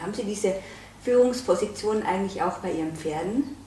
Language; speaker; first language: German; native; German